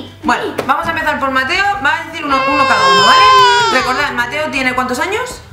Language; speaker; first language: Spanish; native; Spanish